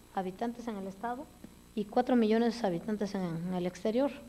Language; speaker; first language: Spanish; native; Spanish